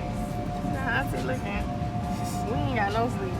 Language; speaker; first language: English; native; English